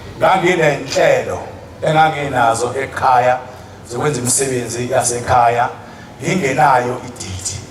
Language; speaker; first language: Zulu; native; Zulu